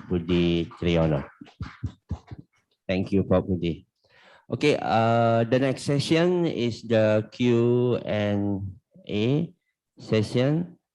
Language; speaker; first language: English; non-native, learner; Indonesian